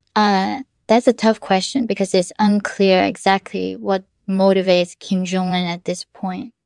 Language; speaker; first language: English; non-native, fluent; Korean